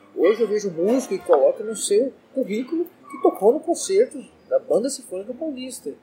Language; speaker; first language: Portuguese; native; Portuguese